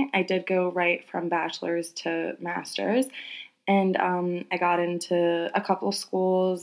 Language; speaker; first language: English; native; English